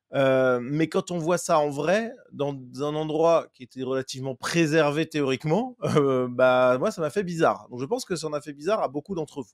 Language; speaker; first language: French; native; French